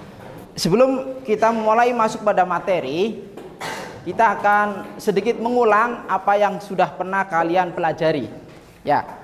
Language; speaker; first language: Indonesian; native; Indonesian